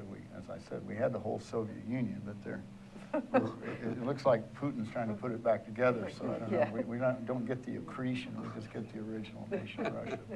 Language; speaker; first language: English; native; English